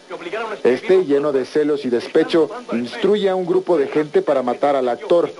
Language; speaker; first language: Spanish; native; Spanish